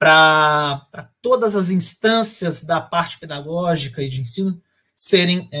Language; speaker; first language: Portuguese; native; Portuguese